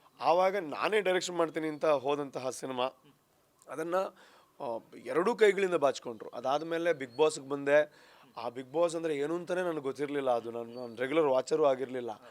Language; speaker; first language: Kannada; non-native, local second language; Tulu